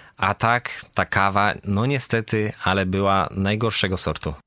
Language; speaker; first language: Polish; native; Polish